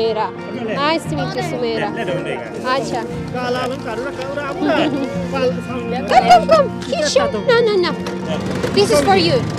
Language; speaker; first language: Hindi; non-native, learner; Kazakh